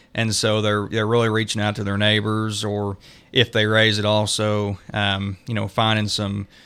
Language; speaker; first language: English; native; English